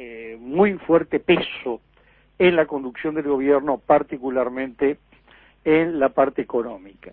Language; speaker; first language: Spanish; native; Spanish